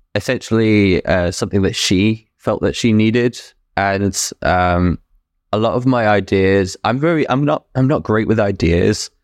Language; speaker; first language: English; native; English